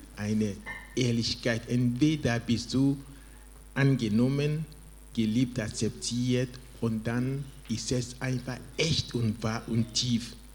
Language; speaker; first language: German; non-native, fluent; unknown